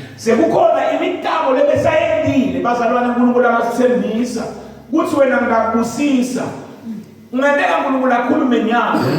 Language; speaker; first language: Zulu; non-native, local second language; Swati